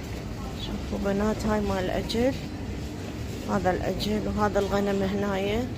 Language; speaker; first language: Arabic; native; Arabic